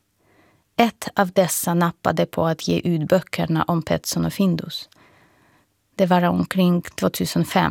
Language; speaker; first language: Swedish; non-native, fluent; Russian